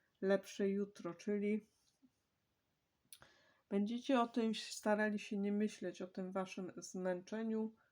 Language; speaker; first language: Polish; native; Polish